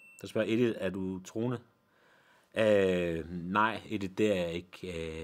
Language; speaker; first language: Danish; native; Danish